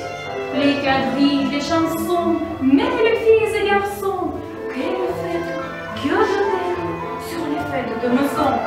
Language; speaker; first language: French; non-native, fluent; Russian